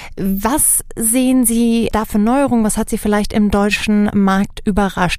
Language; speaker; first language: German; native; German